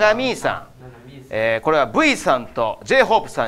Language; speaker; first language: Japanese; native; Japanese